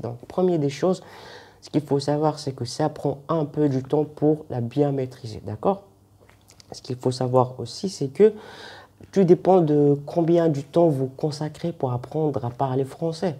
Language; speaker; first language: French; non-native, fluent; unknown